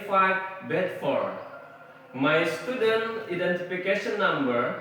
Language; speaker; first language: English; non-native, learner; Indonesian